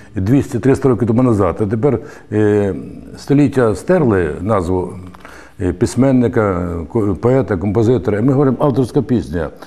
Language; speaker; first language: Ukrainian; native; Ukrainian